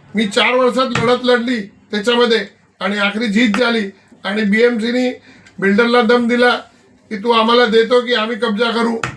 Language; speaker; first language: Marathi; non-native, local second language; Gujarati